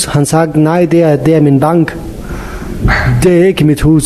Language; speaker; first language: Danish; non-native, learner; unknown